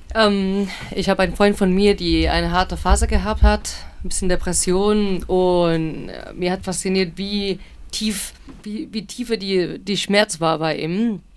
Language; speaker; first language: German; non-native, learner; Spanish